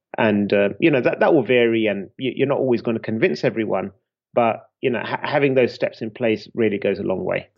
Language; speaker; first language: English; native; English